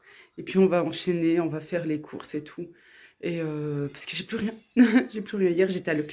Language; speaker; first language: French; native; French